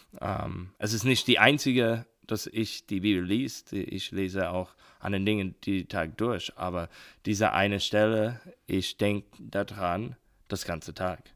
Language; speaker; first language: German; non-native, learner; English